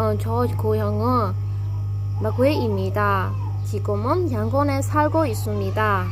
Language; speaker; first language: Korean; non-native, learner; Burmese